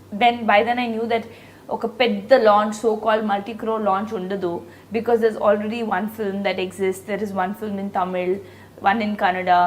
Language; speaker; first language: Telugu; non-native, local second language; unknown